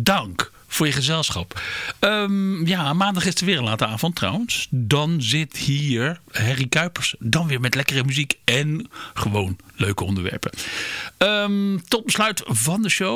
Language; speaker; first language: Dutch; native; Dutch